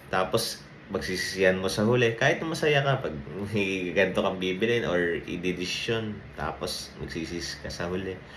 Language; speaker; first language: Filipino; native; Filipino